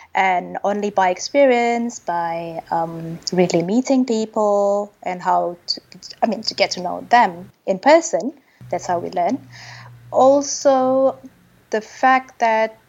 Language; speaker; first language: English; non-native, fluent; Indonesian